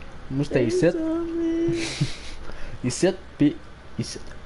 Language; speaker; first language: French; native; French